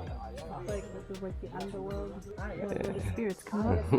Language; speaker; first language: English; native; English